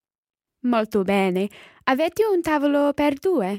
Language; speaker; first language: Italian; non-native, learner; English